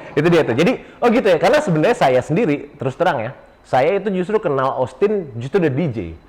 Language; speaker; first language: Indonesian; native; Indonesian